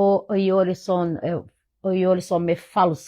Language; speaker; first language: Norwegian; non-native, fluent; Portuguese